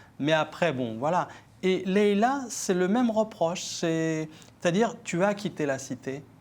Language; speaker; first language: French; early bilingual, other home language; Arabic